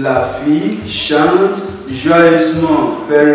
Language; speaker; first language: French; non-native, fluent; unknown